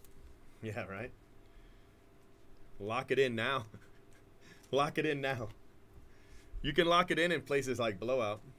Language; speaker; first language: English; native; English